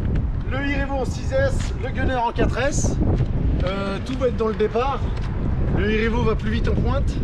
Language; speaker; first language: French; native; French